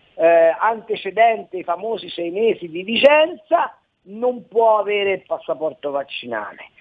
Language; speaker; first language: Italian; native; Italian